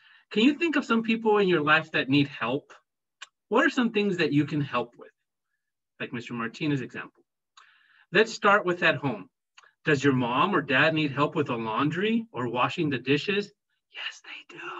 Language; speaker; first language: English; native; English